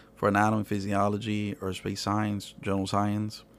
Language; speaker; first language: English; early bilingual, other home language; Spanish